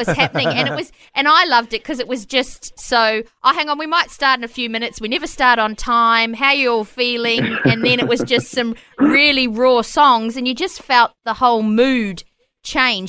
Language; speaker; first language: English; native; English